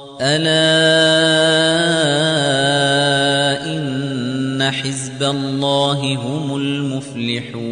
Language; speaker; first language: Arabic; native; Arabic